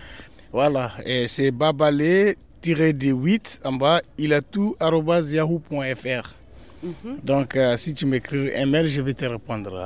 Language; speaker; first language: French; non-native, local second language; Tamasheq